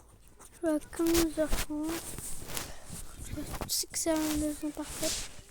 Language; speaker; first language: French; native; French